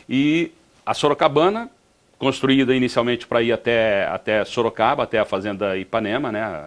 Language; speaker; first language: Portuguese; native; Portuguese